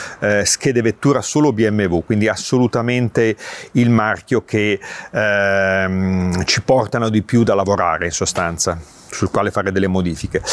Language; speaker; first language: Italian; native; Italian